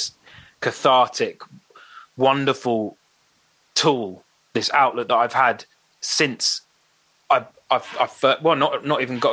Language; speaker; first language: English; native; English